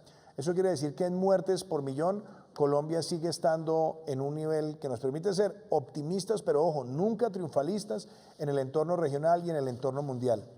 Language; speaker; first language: Spanish; native; Spanish